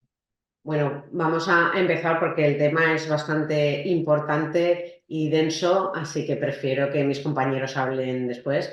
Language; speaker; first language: Spanish; native; Spanish